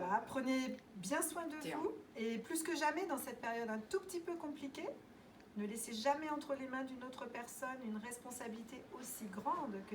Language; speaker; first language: French; native; French